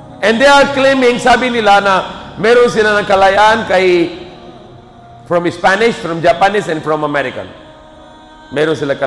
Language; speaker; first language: Filipino; non-native, fluent; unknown